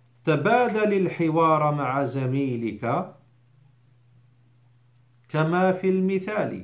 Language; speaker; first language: Arabic; non-native, fluent; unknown